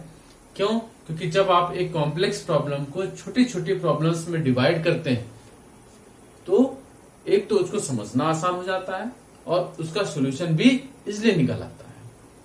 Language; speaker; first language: Hindi; native; Hindi